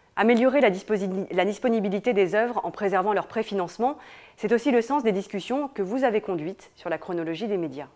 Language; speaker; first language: French; native; French